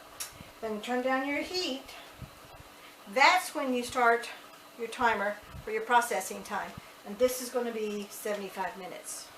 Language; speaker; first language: English; native; English